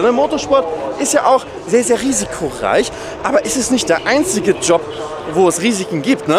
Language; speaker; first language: German; native; German